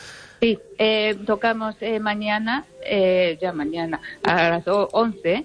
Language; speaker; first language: Spanish; non-native, learner; Japanese